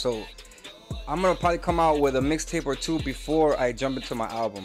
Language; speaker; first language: English; native; English